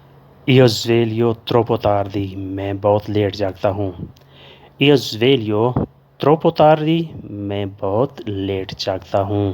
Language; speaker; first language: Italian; non-native, learner; Urdu